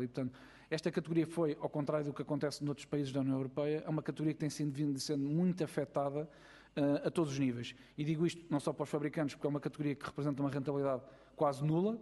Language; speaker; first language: Portuguese; native; Portuguese